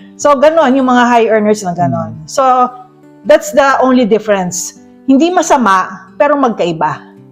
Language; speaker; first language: Filipino; native; Filipino